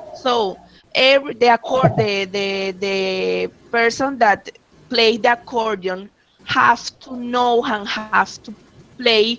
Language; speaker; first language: English; non-native, learner; Spanish